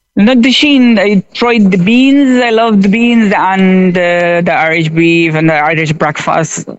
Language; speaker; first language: English; non-native, local second language; Urdu